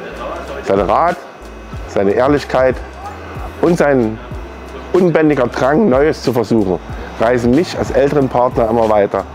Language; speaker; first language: German; native; German